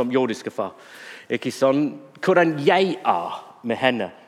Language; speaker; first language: Norwegian; non-native, fluent; English